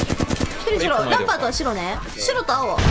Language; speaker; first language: Japanese; native; Japanese